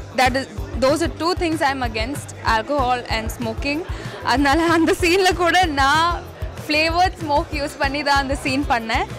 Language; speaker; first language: Tamil; non-native, local second language; Malayalam